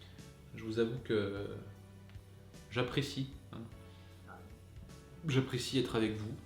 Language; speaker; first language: French; native; French